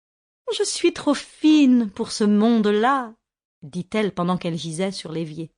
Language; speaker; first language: French; native; French